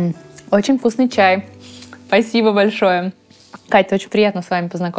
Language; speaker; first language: Russian; native; Russian